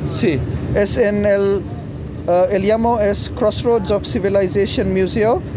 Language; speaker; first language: Spanish; non-native, learner; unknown